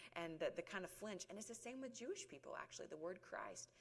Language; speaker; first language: English; native; English